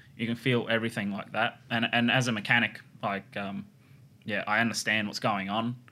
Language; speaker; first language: English; native; English